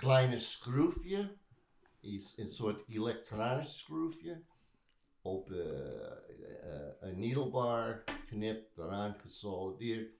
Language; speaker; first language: Dutch; non-native, learner; English